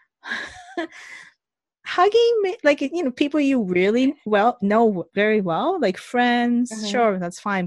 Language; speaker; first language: English; non-native, fluent; Japanese